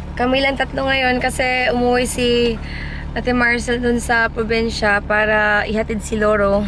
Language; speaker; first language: Filipino; non-native, local second language; Cebuano